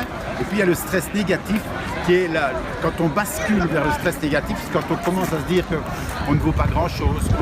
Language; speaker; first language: French; native; French